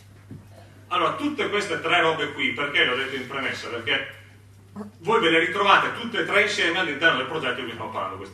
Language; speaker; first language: Italian; native; Italian